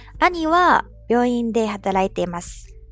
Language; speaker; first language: Japanese; non-native, fluent; Chinese